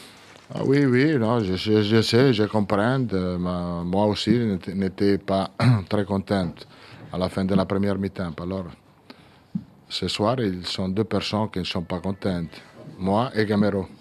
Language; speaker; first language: French; non-native, fluent; Italian